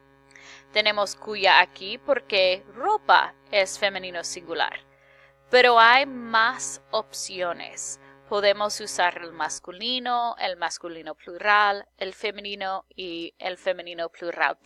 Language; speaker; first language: Spanish; non-native, fluent; English